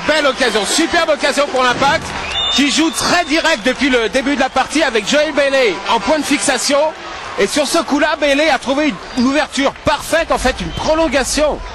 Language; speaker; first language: French; native; French